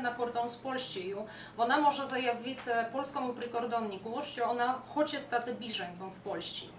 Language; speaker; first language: Ukrainian; non-native, fluent; Polish